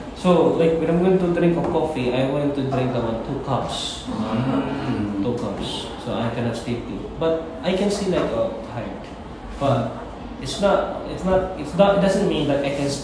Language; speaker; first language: English; non-native, local second language; Cebuano